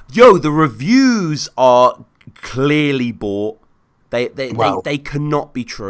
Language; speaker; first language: English; native; English